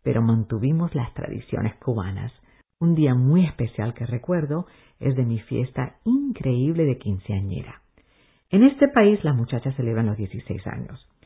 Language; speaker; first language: Spanish; early bilingual, heritage; Spanish